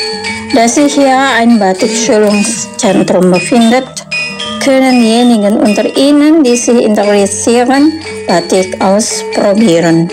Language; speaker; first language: German; non-native, learner; Indonesian